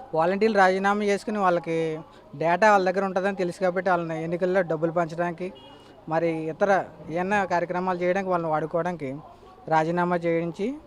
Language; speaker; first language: Telugu; native; Telugu